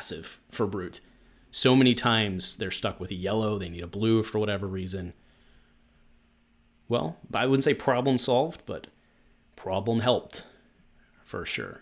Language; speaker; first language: English; native; English